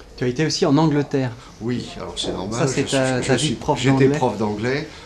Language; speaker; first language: French; native; French